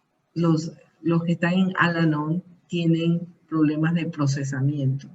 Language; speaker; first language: Spanish; early bilingual, heritage; Spanish